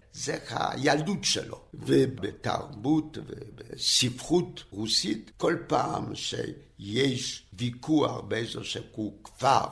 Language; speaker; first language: Hebrew; non-native, fluent; French